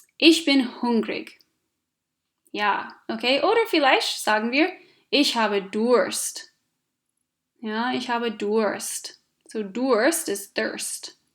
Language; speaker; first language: German; non-native, fluent; English